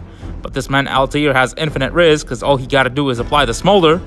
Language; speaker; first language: English; native; English